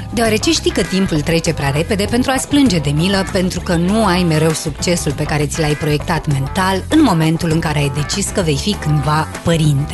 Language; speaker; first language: Romanian; native; Romanian